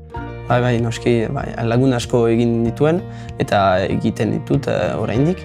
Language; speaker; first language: Basque; non-native, local second language; French